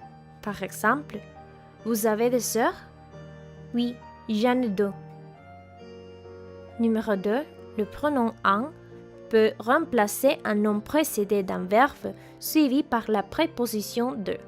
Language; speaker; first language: French; non-native, fluent; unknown